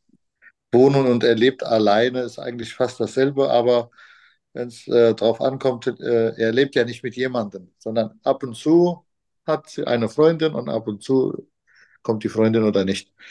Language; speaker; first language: German; non-native, fluent; Turkish